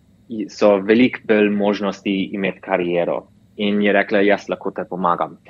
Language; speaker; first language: Slovenian; early bilingual, heritage; English